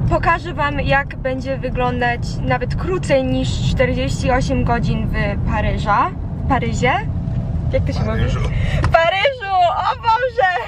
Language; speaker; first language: Polish; early bilingual, heritage; Polish